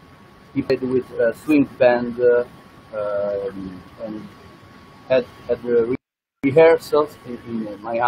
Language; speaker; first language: English; non-native, learner; Italian